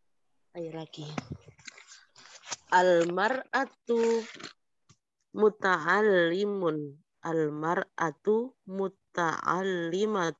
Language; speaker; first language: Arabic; non-native, learner; Indonesian